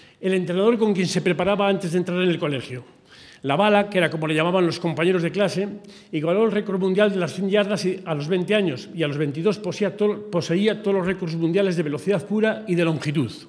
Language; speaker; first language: Spanish; native; Spanish